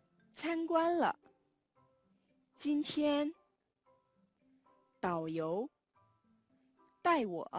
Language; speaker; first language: Chinese; non-native, fluent; Mongolian